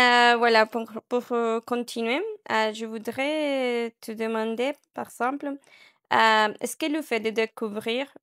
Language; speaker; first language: French; non-native, learner; Spanish